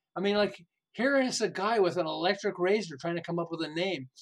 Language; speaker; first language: English; native; English